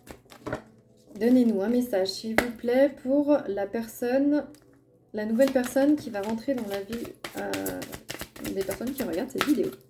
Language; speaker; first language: French; native; French